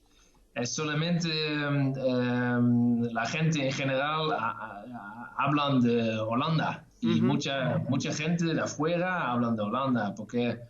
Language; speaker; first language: Spanish; non-native, fluent; Dutch